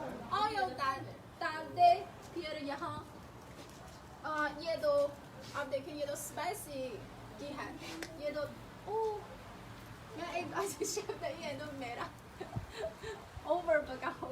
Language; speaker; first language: Hindi; non-native, fluent; Chinese